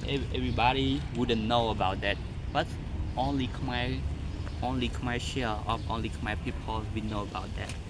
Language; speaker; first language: English; non-native, learner; Khmer